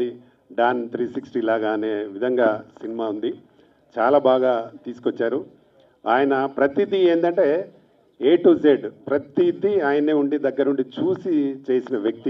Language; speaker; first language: Telugu; native; Telugu